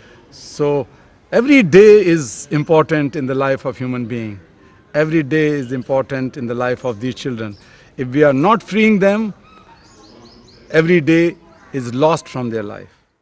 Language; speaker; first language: English; non-native, local second language; Hindi